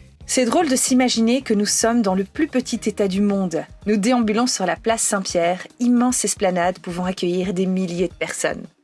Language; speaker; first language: French; native; French